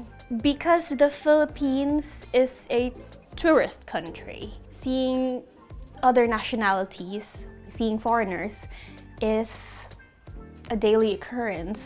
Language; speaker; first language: English; non-native, local second language; Hiligaynon